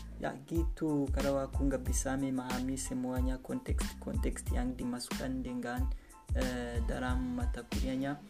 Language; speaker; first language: Indonesian; non-native, learner; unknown